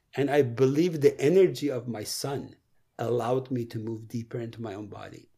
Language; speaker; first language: English; non-native, fluent; Persian